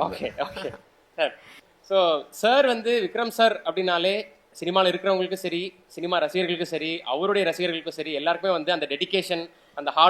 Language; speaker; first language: Tamil; native; Tamil